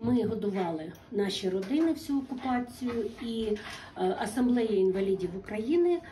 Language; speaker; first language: Ukrainian; native; Ukrainian